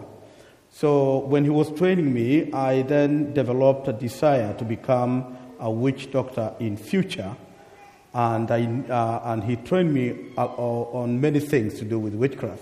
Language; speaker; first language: English; non-native, local second language; Masai